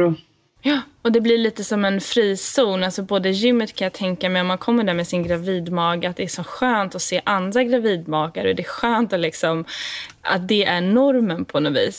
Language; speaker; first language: Swedish; native; Swedish